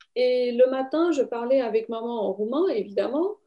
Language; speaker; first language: French; non-native, fluent; Romanian